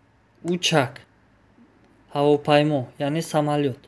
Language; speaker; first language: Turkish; non-native, fluent; Tajik